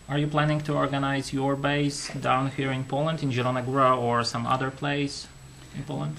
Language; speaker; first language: English; non-native, fluent; Polish